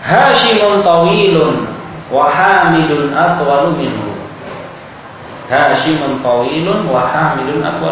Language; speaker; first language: Arabic; non-native, fluent; Indonesian